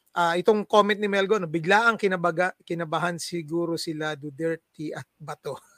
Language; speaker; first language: Filipino; non-native, local second language; Cebuano